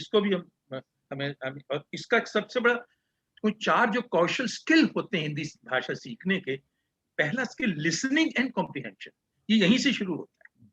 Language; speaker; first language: Hindi; native; Hindi